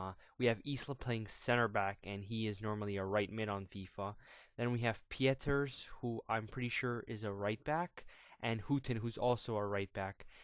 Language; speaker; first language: English; native; English